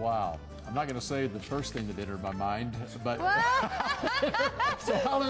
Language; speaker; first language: English; native; English